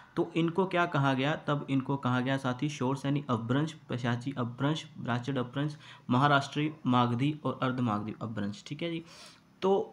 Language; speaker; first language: Hindi; native; Hindi